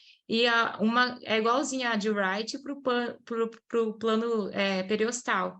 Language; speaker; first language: Portuguese; native; Portuguese